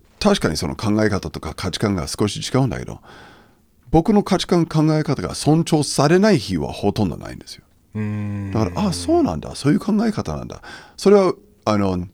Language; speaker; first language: Japanese; non-native, fluent; English